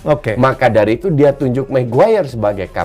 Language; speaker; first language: Indonesian; native; Indonesian